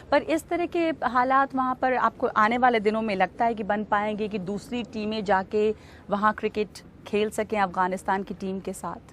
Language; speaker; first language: Hindi; native; Hindi